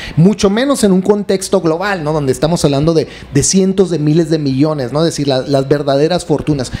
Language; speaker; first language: Spanish; native; Spanish